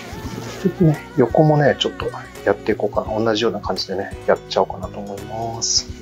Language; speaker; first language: Japanese; native; Japanese